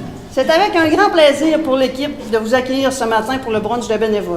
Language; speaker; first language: French; native; French